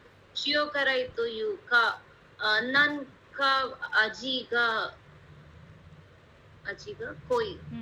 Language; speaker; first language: Japanese; non-native, learner; Hindi